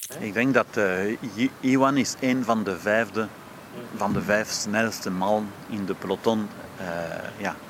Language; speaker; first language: Dutch; non-native, fluent; French